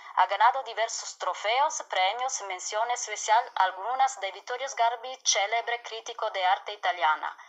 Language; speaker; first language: Spanish; non-native, learner; Italian